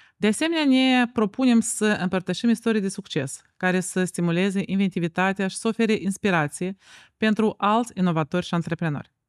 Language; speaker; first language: Romanian; native; Romanian